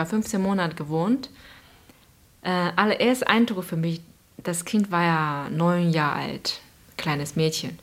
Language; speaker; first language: German; non-native, fluent; Chinese